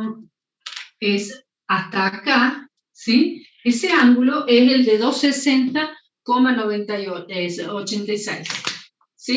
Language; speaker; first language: Spanish; native; Spanish